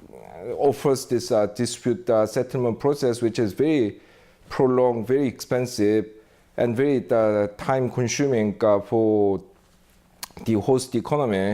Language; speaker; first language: English; non-native, fluent; Korean